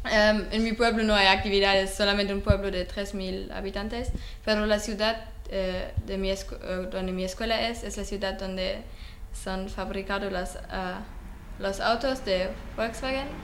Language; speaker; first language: Spanish; non-native, learner; German